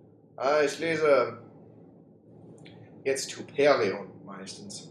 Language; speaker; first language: German; non-native, learner; English